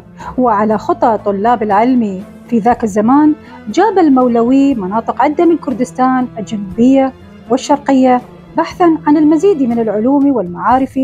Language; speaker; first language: Arabic; non-native, local second language; Kurdish